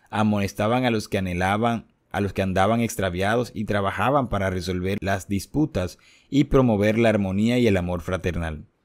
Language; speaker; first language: Spanish; native; Spanish